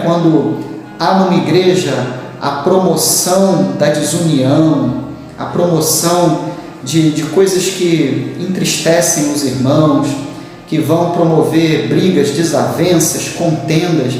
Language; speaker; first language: Portuguese; native; Portuguese